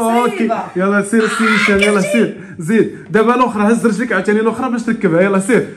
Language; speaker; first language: Arabic; native; Arabic